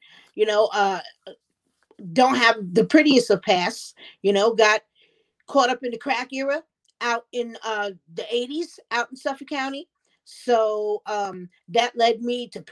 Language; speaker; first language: English; native; English